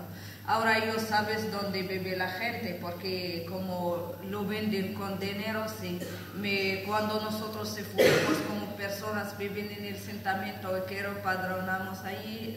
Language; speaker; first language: Spanish; non-native, learner; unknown